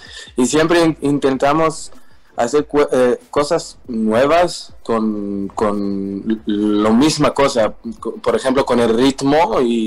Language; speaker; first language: Spanish; non-native, learner; Hebrew